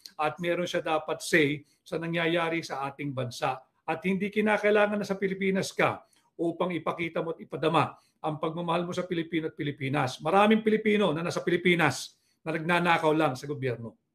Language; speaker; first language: Filipino; native; Filipino